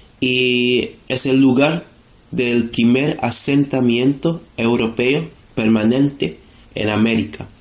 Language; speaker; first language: Spanish; non-native, fluent; English